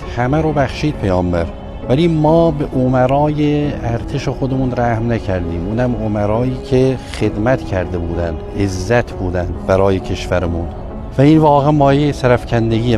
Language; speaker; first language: Persian; native; Persian